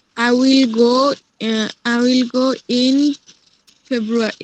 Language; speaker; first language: English; non-native, learner; Bangla